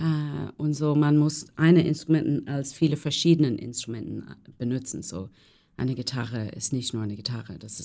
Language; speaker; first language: German; non-native, learner; English